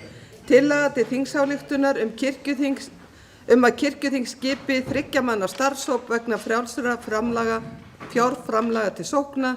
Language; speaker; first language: Icelandic; native; Icelandic